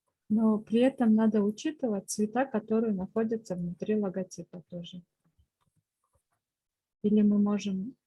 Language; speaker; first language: Russian; non-native, local second language; Kyrgyz